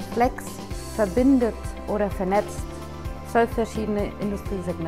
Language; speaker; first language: German; native; German